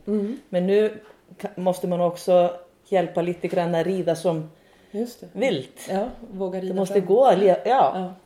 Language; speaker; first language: Swedish; non-native, fluent; Icelandic